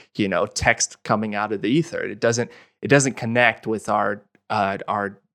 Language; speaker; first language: English; native; English